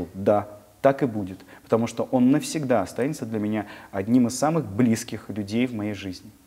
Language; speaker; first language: Russian; native; Russian